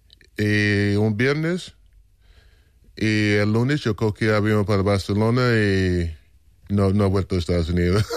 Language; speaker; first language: Spanish; non-native, fluent; English